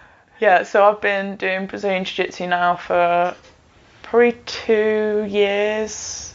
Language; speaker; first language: English; native; English